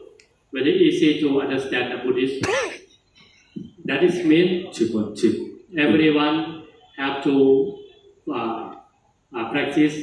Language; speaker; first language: English; non-native, learner; Thai